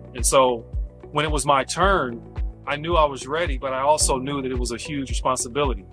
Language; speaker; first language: English; native; English